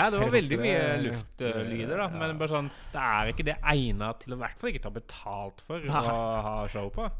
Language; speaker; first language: Norwegian; native; Norwegian